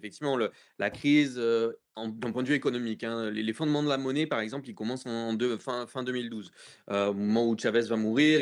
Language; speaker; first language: French; native; French